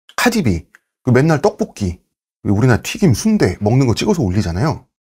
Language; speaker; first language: Korean; native; Korean